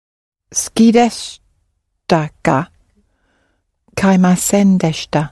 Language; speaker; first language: Japanese; non-native, learner; English